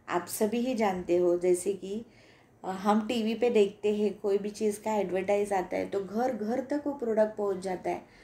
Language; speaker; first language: Hindi; non-native, local second language; Marathi